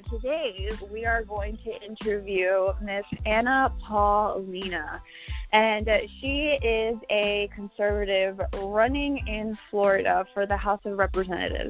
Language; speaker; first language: English; native; English